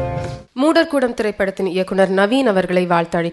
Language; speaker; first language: Tamil; native; Tamil